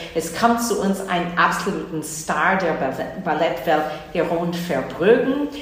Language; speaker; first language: German; non-native, fluent; English